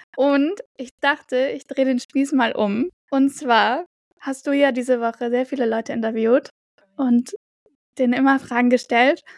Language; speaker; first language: German; native; German